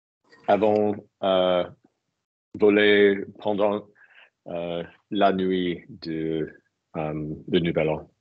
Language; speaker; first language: French; non-native, learner; English